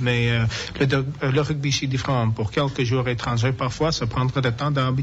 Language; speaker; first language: French; non-native, learner; English